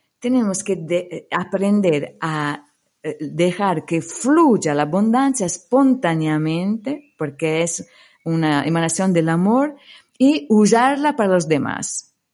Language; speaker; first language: Spanish; non-native, fluent; Italian